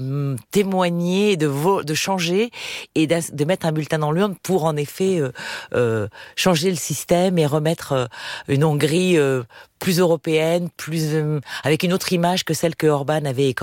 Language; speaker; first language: French; native; French